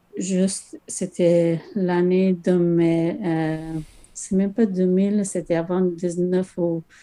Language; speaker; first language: French; non-native, learner; Persian